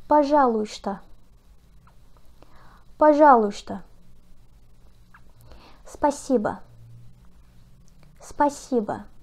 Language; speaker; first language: Russian; non-native, learner; Portuguese